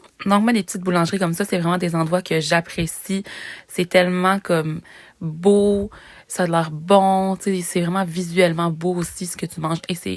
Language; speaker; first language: French; native; French